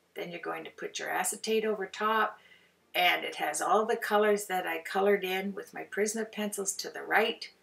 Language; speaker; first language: English; native; English